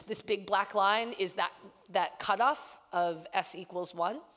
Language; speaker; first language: English; native; English